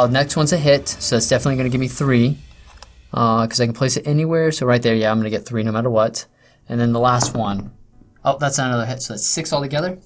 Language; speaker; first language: English; native; English